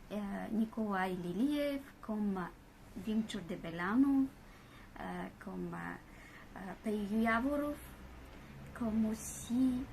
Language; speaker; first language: French; non-native, fluent; Bulgarian